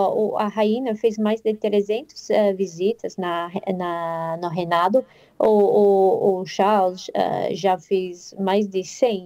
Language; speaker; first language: Portuguese; non-native, fluent; English